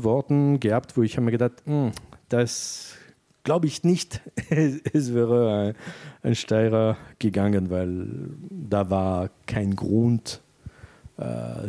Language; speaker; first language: German; non-native, fluent; French